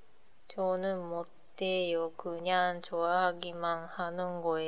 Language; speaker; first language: Korean; non-native, learner; Japanese